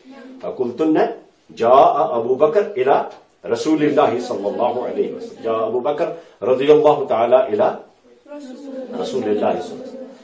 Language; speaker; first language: Arabic; non-native, fluent; Urdu